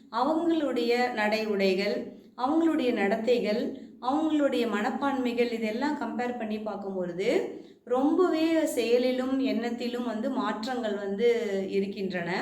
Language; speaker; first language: Tamil; native; Tamil